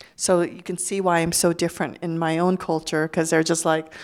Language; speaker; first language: English; early bilingual, other home language; Lao